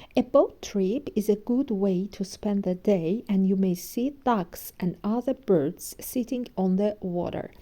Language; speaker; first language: English; non-native, fluent; Azerbaijani